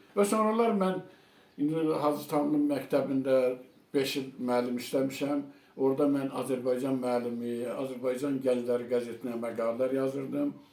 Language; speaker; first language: Azerbaijani; non-native, local second language; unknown